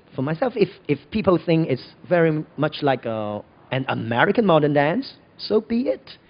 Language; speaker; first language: English; non-native, local second language; Cantonese